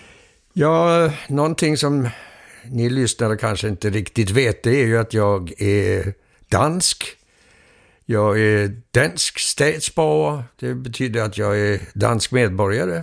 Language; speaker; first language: Swedish; early bilingual, heritage; Swedish